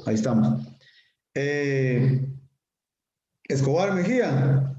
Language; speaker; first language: Spanish; native; Spanish